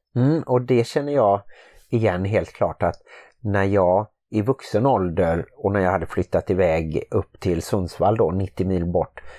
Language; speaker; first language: Swedish; native; Swedish